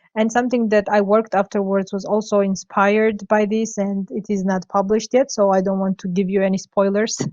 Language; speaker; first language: English; non-native, fluent; Georgian